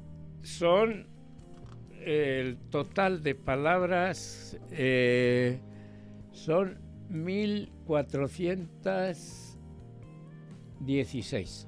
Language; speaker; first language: Spanish; native; Spanish